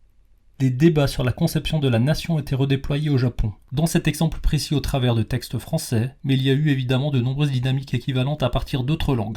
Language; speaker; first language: French; native; French